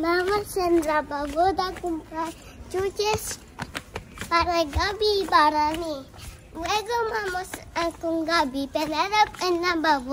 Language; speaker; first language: Spanish; early bilingual, other home language; Filipino